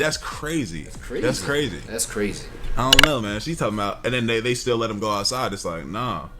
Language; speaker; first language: English; native; English